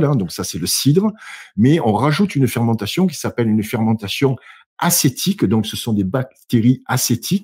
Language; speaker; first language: French; native; French